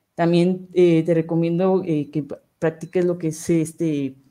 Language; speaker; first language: Spanish; native; Spanish